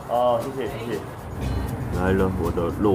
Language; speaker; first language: Chinese; non-native, fluent; Korean